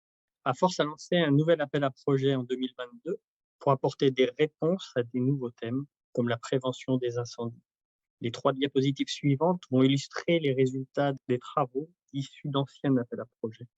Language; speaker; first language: French; native; French